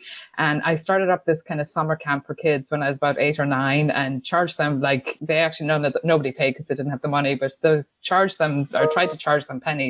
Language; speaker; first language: English; native; English